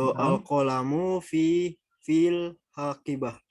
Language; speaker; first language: Arabic; non-native, learner; Indonesian